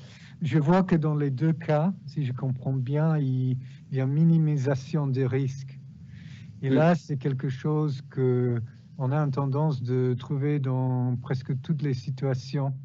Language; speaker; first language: French; non-native, fluent; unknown